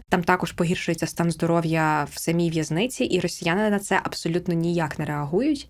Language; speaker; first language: Ukrainian; native; Ukrainian